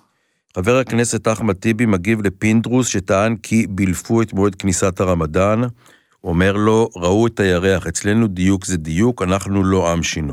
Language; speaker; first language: Hebrew; native; Hebrew